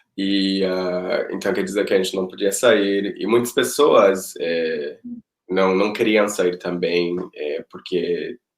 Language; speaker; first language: Portuguese; non-native, fluent; Spanish